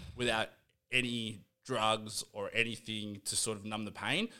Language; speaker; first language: English; native; English